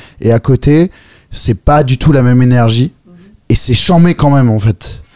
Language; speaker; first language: French; native; French